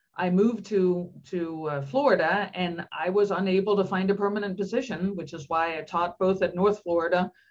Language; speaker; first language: English; non-native, fluent; Danish